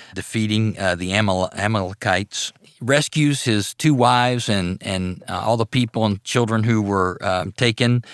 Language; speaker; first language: English; native; English